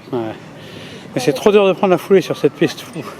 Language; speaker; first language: French; native; French